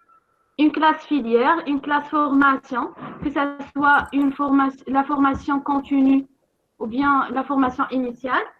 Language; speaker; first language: French; non-native, local second language; Arabic